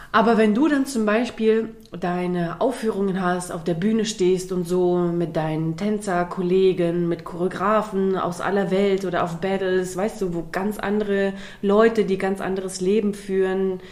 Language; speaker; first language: German; early bilingual, other home language; Russian